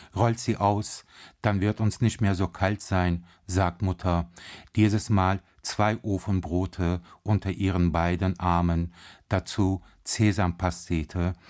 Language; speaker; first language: German; early bilingual, other home language; Turkish